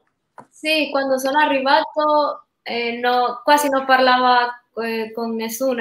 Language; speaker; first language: Italian; non-native, learner; Spanish